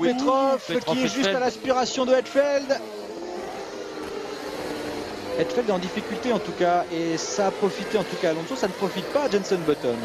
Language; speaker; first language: French; native; French